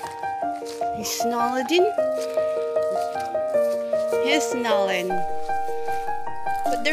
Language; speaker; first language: English; non-native, local second language; Filipino